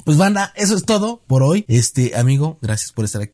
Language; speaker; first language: Spanish; native; Spanish